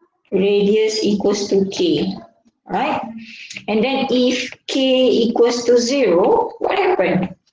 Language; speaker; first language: English; non-native, local second language; Malay